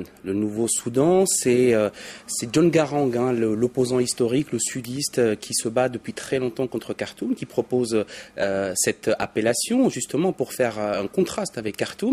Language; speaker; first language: French; native; French